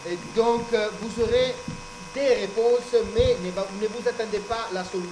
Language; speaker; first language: French; native; French